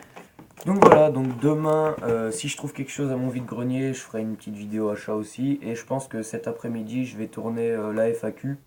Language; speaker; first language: French; native; French